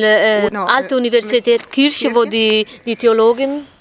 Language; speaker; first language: German; non-native, fluent; Italian